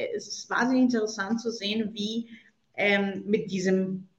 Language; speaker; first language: German; non-native, fluent; Spanish